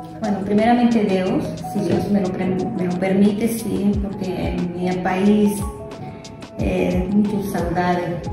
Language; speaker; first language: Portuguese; non-native, learner; Spanish